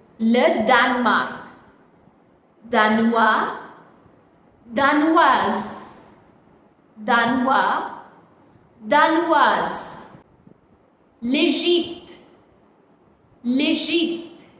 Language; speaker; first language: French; non-native, fluent; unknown